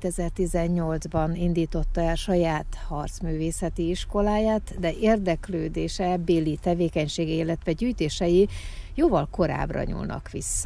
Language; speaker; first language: Hungarian; native; Hungarian